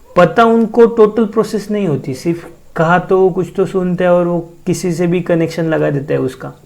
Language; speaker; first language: Hindi; non-native, local second language; Marathi